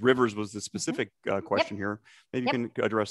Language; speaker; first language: English; native; English